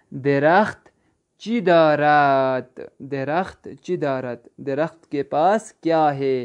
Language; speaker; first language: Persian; non-native, fluent; Urdu